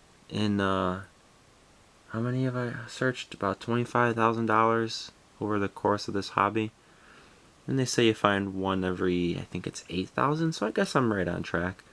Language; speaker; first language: English; native; English